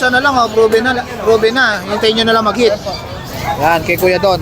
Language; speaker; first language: Filipino; native; Filipino